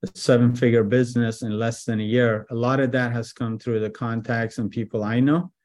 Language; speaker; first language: English; early bilingual, other home language; Persian